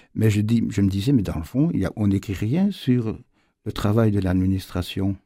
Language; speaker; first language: French; native; French